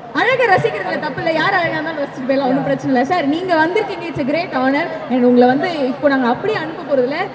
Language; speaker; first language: Tamil; native; Tamil